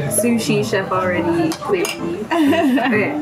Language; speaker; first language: English; non-native, fluent; Russian